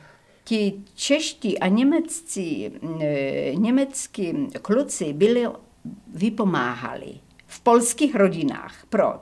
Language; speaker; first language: Czech; early bilingual, heritage; Czech